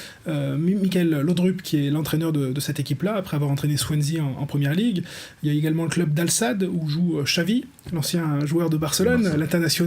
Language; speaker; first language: French; native; French